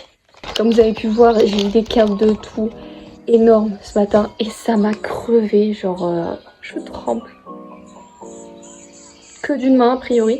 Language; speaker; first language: French; native; French